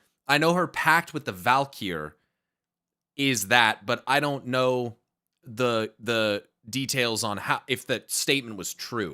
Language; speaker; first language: English; native; English